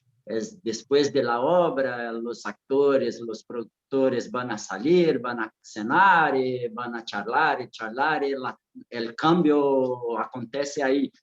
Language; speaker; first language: Spanish; non-native, fluent; Portuguese